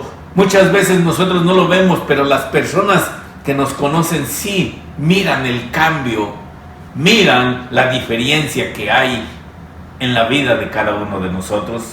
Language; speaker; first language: Spanish; native; Spanish